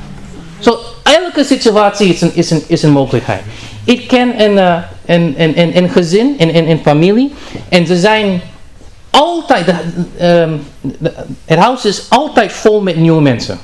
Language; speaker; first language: Dutch; non-native, learner; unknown